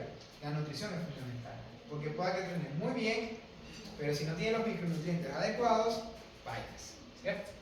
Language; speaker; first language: Spanish; native; Spanish